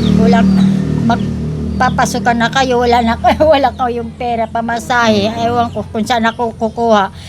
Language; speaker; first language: Filipino; non-native, local second language; Waray